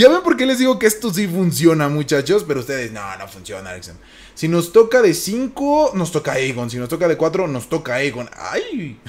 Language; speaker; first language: Spanish; native; Spanish